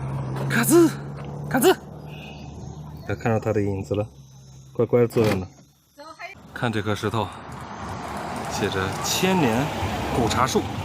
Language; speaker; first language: Chinese; native; Chinese